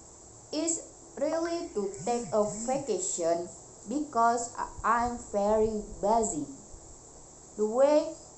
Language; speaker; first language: English; non-native, learner; Indonesian